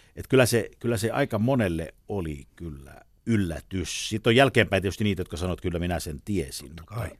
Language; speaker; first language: Finnish; native; Finnish